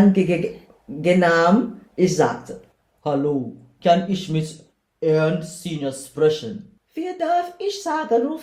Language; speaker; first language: German; non-native, learner; English